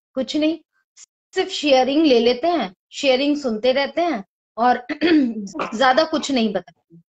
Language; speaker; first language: Hindi; native; Hindi